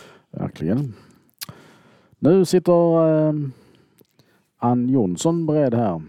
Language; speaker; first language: Swedish; native; Swedish